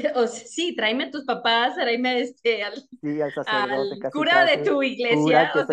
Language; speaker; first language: Spanish; early bilingual, heritage; Spanish